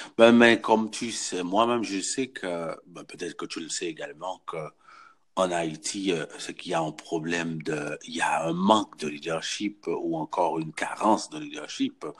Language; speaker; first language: French; non-native, local second language; Haitian Creole